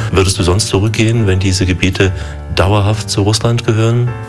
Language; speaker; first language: German; native; German